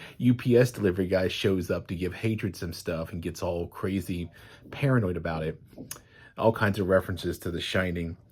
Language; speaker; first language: English; native; English